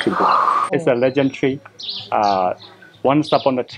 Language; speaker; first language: English; non-native, fluent; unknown